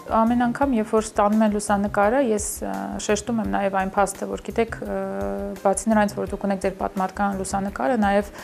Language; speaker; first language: Armenian; early bilingual, heritage; Armenian